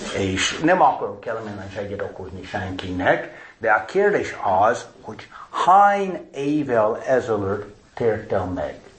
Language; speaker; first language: Hungarian; non-native, fluent; English